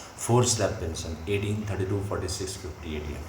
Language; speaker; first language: English; non-native, local second language; Hindi